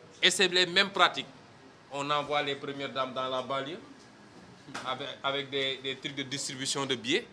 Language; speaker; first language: French; non-native, local second language; Wolof